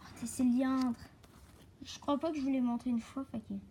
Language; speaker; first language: French; native; French